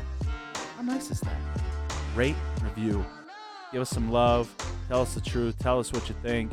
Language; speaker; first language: English; native; English